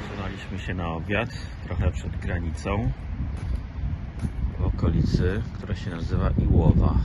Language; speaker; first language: Polish; native; Polish